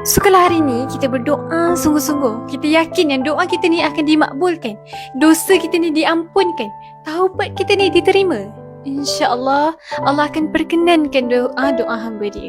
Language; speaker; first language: Malay; native; Malay